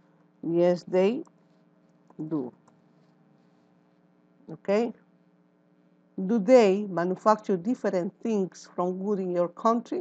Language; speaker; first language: English; non-native, learner; Spanish